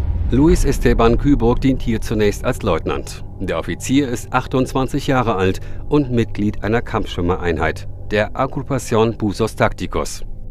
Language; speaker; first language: German; native; German